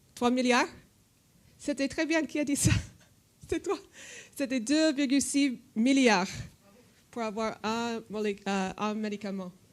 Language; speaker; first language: French; non-native, fluent; English